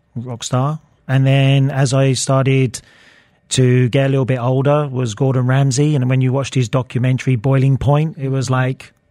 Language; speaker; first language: English; native; English